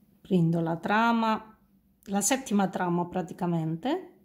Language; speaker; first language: Italian; native; Italian